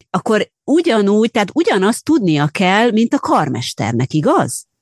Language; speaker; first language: Hungarian; native; Hungarian